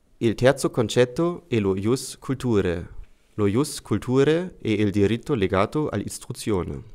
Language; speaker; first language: Italian; non-native, learner; German